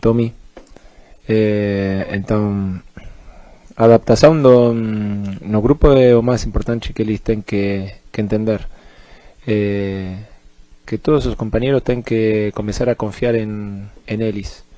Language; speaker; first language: Portuguese; non-native, fluent; Spanish